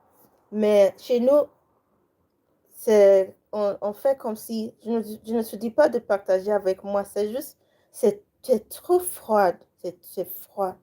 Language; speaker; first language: French; non-native, learner; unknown